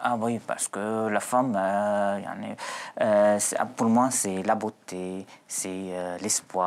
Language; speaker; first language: French; non-native, local second language; Arabic